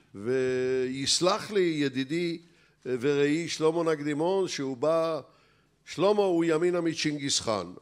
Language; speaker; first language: Hebrew; native; Hebrew